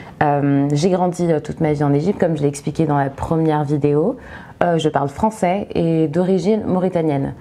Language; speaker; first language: French; early bilingual, other home language; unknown